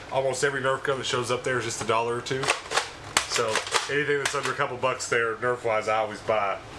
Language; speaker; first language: English; native; English